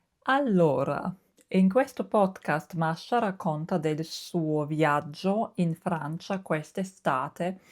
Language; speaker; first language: Italian; non-native, fluent; German